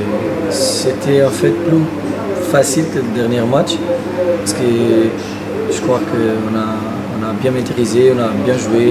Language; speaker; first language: French; non-native, fluent; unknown